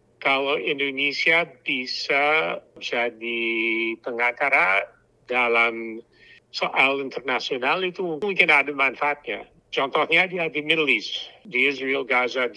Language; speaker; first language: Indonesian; non-native, fluent; English